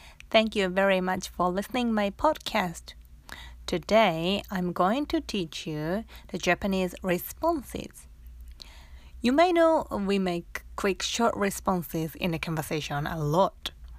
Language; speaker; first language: English; non-native, fluent; Japanese